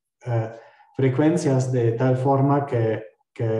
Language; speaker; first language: Spanish; non-native, fluent; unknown